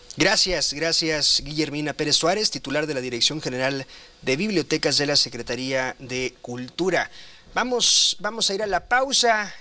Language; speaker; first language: Spanish; native; Spanish